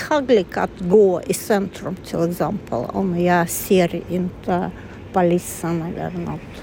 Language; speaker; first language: Swedish; non-native, learner; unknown